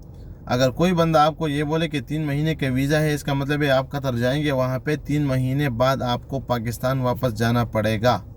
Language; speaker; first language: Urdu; non-native, local second language; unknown